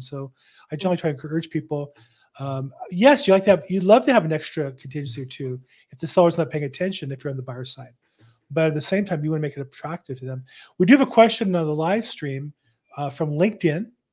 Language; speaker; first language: English; native; English